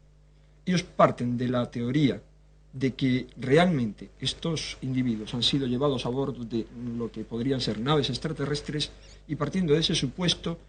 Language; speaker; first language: Spanish; native; Spanish